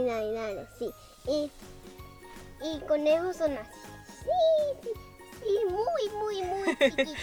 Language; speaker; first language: Spanish; early bilingual, heritage; Spanish